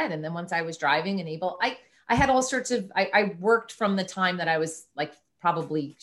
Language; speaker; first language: English; native; English